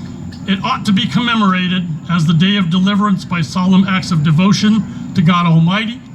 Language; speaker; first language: English; native; English